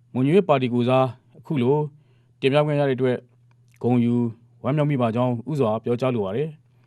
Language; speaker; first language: Burmese; non-native, local second language; Mon